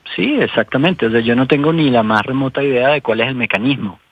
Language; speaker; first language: Spanish; native; Spanish